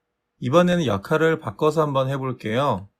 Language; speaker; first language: Korean; native; Korean